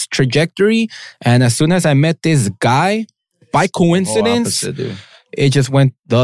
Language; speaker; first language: English; native; English